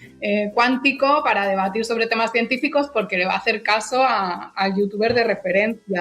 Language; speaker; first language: Spanish; native; Spanish